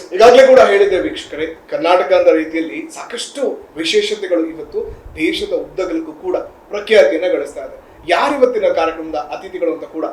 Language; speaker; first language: Kannada; native; Kannada